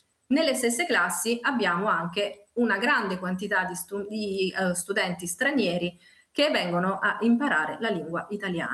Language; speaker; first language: Italian; native; Italian